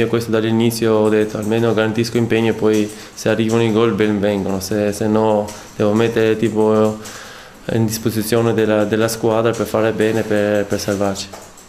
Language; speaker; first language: Italian; non-native, fluent; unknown